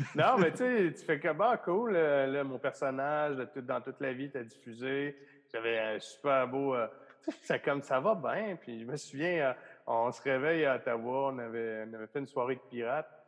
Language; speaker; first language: French; native; French